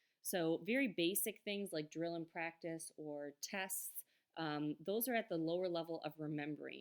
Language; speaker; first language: English; native; English